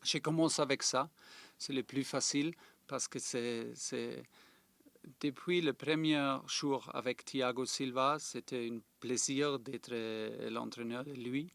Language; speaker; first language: French; non-native, fluent; German